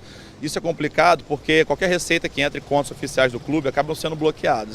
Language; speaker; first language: Portuguese; native; Portuguese